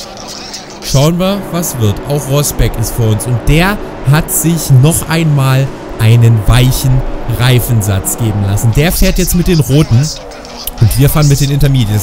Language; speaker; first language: German; native; German